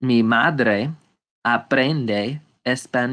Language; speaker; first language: Spanish; non-native, fluent; English